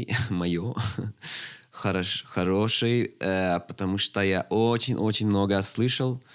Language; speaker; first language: Russian; non-native, learner; Swedish